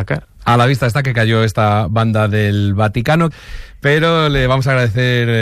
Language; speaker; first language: Spanish; native; Spanish